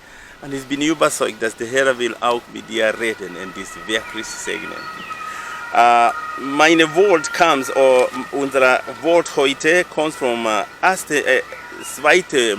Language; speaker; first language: German; non-native, learner; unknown